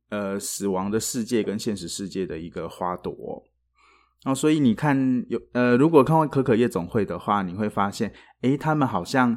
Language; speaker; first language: Chinese; native; Chinese